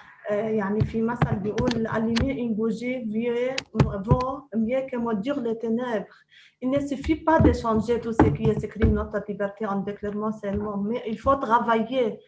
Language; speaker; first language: French; non-native, local second language; Arabic